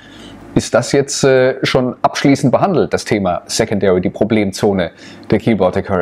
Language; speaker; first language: German; native; German